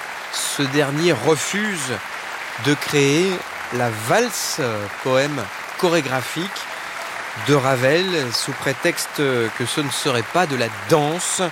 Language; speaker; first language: French; native; French